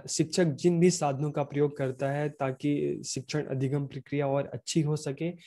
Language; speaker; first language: Hindi; native; Hindi